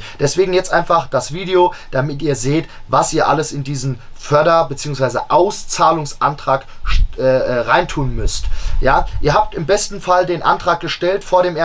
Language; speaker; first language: German; native; German